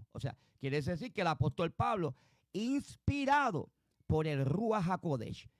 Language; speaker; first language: Spanish; native; Spanish